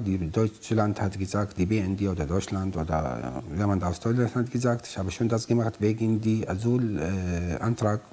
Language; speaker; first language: German; non-native, learner; Arabic